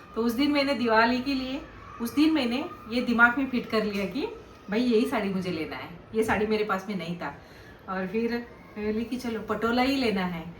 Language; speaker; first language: Hindi; non-native, local second language; Kannada